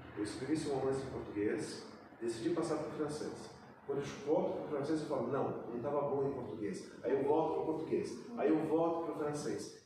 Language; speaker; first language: Portuguese; native; Portuguese